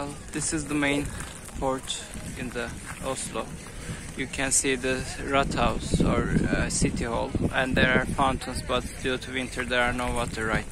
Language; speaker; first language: English; non-native, fluent; Turkish